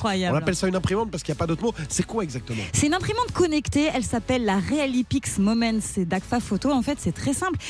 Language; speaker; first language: French; native; French